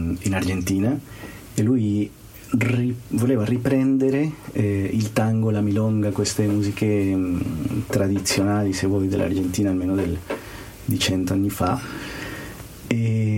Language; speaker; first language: Italian; non-native, fluent; Spanish